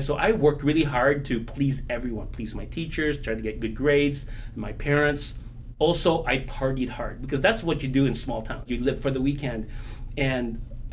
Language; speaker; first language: English; non-native, local second language; Filipino